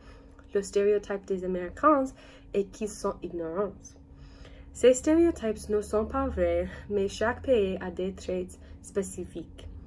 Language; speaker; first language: French; non-native, learner; English